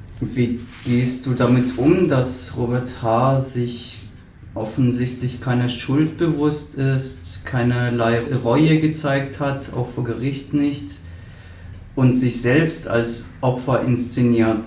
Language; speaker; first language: German; native; German